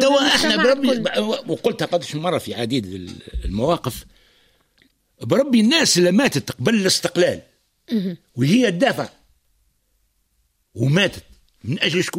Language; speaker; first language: Arabic; native; Arabic